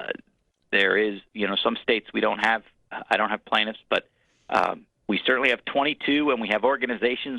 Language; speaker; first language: English; native; English